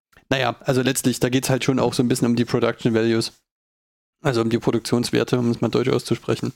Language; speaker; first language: German; native; German